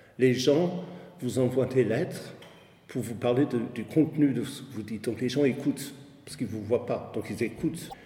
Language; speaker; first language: French; non-native, fluent; English